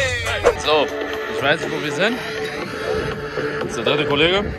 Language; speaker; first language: German; native; German